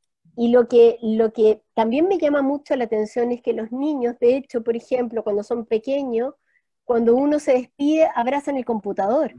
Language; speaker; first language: Spanish; native; Spanish